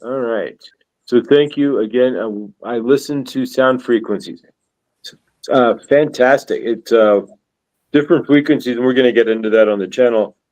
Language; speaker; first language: English; native; English